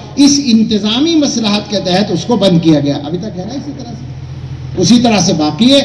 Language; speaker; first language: Urdu; native; Urdu